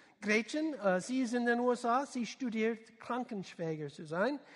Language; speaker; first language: German; non-native, learner; English